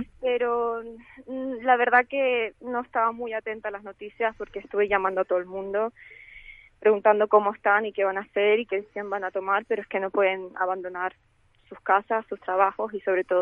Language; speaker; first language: Spanish; early bilingual, other home language; Ukrainian